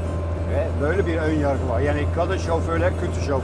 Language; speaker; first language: Turkish; non-native, fluent; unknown